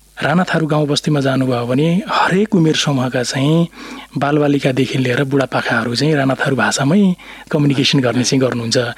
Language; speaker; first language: Nepali; non-native, local second language; Rana Tharu